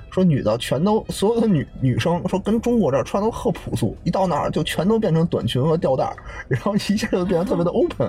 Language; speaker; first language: Chinese; native; Chinese